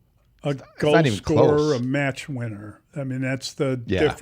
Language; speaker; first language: English; native; English